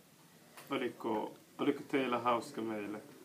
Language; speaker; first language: Finnish; non-native, learner; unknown